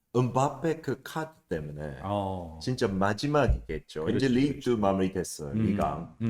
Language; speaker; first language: Korean; non-native, fluent; English